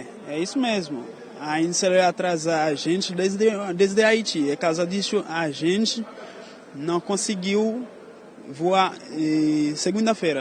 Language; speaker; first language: Portuguese; non-native, learner; Haitian Creole